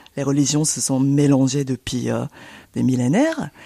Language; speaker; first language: French; non-native, fluent; Japanese